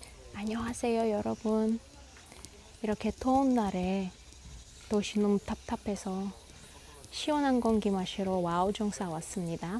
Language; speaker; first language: Korean; non-native, fluent; Russian